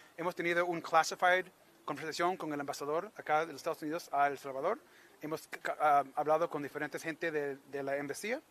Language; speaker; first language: Spanish; early bilingual, heritage; Spanish